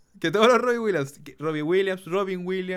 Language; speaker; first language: Spanish; native; Spanish